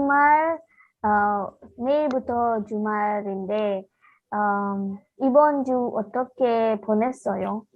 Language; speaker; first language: Korean; non-native, learner; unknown